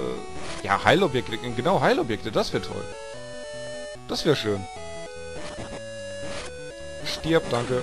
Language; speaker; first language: German; native; German